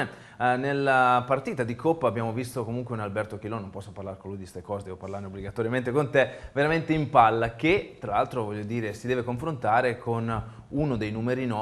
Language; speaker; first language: Italian; native; Italian